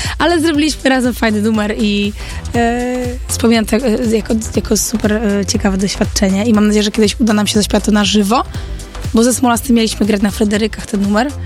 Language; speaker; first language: Polish; early bilingual, heritage; Polish